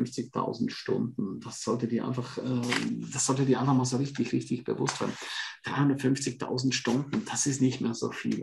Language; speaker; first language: German; non-native, fluent; Romansh